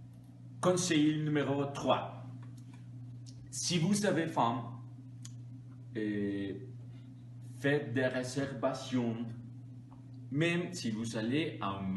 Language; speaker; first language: French; non-native, learner; Spanish